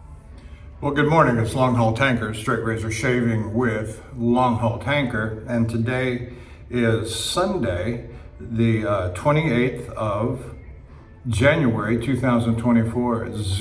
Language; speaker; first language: English; native; English